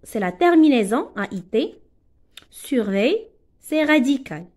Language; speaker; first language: French; non-native, local second language; Arabic